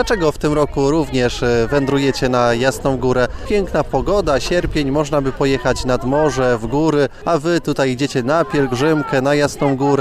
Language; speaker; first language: Polish; native; Polish